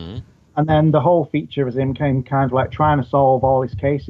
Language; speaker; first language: English; native; English